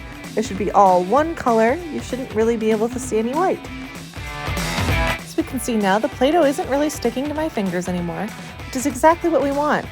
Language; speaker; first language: English; native; English